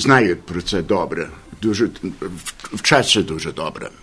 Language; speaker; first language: Ukrainian; early bilingual, heritage; Ukrainian